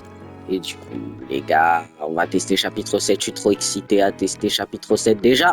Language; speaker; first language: French; native; French